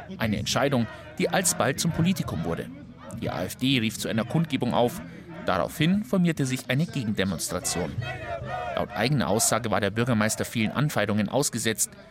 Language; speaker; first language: German; native; German